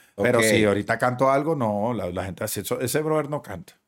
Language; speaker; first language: Spanish; native; Spanish